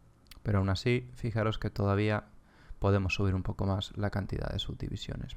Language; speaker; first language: Spanish; native; Spanish